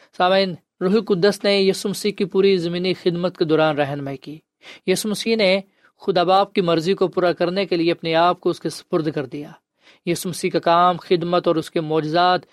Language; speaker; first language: Urdu; non-native, local second language; Punjabi